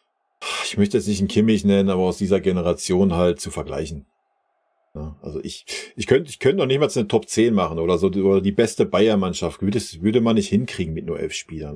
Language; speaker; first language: German; native; German